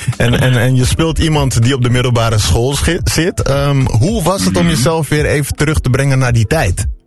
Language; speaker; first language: Dutch; native; Dutch